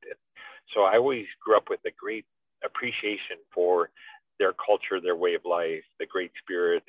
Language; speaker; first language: English; native; English